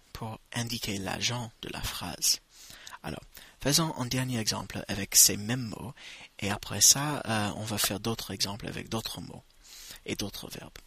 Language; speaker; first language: French; non-native, fluent; English